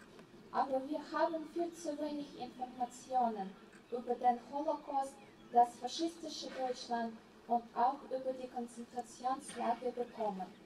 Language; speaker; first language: German; non-native, fluent; Russian